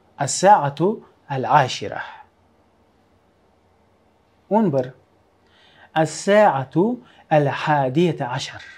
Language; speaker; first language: Arabic; non-native, fluent; Uzbek